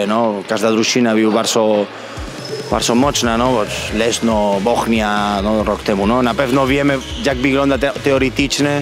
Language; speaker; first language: Polish; non-native, learner; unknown